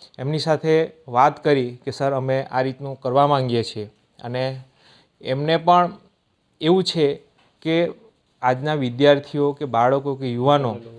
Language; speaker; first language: Gujarati; native; Gujarati